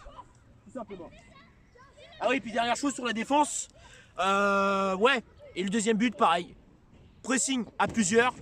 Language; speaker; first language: French; native; French